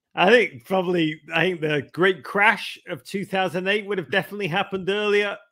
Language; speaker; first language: English; native; English